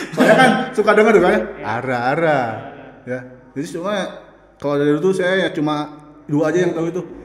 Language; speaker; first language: Indonesian; native; Indonesian